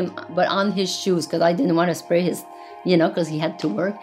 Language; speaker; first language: English; non-native, fluent; French